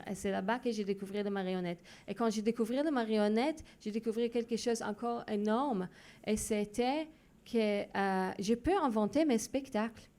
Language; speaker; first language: French; non-native, fluent; Hebrew